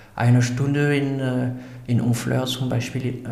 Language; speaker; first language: German; non-native, fluent; French